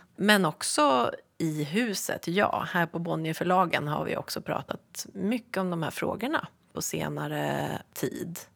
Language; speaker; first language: Swedish; native; Swedish